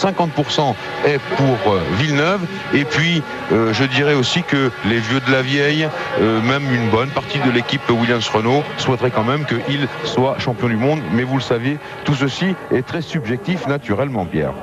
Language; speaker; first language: French; native; French